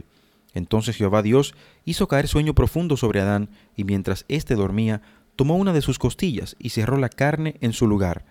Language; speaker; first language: Spanish; native; Spanish